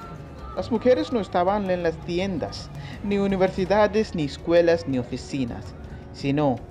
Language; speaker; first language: Spanish; non-native, learner; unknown